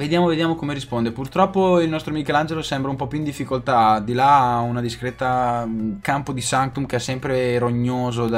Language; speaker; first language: Italian; native; Italian